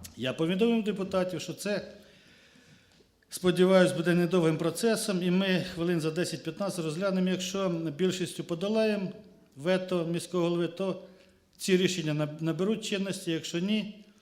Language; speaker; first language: Ukrainian; native; Ukrainian